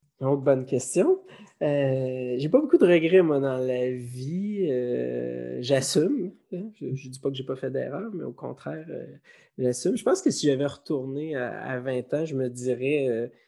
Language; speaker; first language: French; native; French